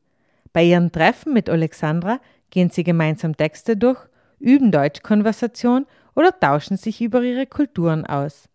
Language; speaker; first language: German; native; German